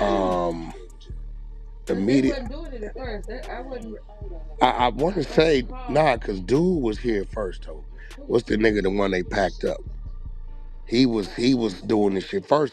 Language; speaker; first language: English; native; English